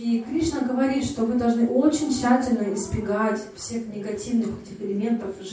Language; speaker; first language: Russian; native; Russian